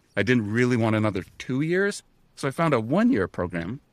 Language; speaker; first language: English; native; English